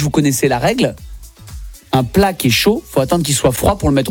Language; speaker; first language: French; native; French